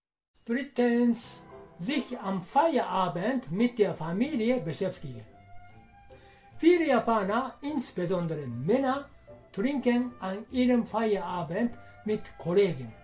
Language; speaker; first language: German; non-native, fluent; Japanese